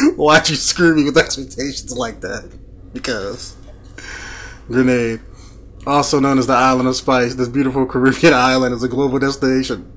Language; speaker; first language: English; native; English